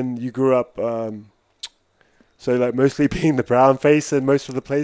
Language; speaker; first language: English; native; English